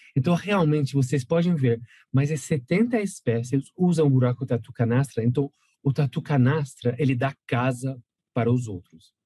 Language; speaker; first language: Portuguese; non-native, fluent; French